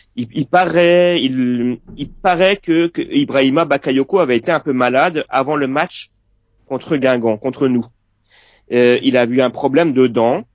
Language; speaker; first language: French; native; French